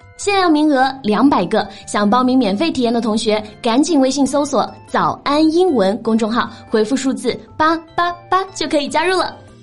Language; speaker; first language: Chinese; native; Chinese